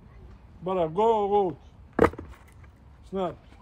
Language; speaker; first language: Swedish; non-native, fluent; Portuguese